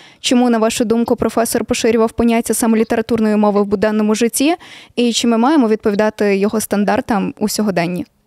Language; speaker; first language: Ukrainian; native; Ukrainian